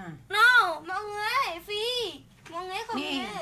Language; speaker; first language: Vietnamese; non-native, learner; Indonesian